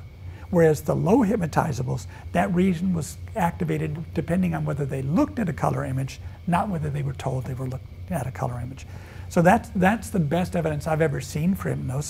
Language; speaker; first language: English; native; English